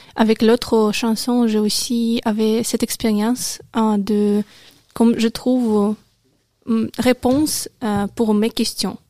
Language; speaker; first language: French; non-native, learner; Russian